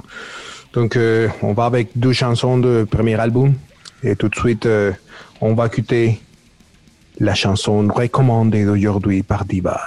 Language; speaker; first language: French; non-native, fluent; Spanish